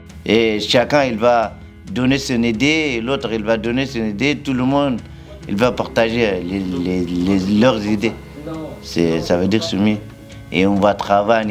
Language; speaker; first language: French; non-native, learner; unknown